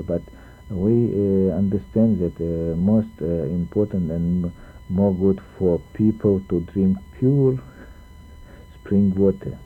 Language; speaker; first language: English; non-native, learner; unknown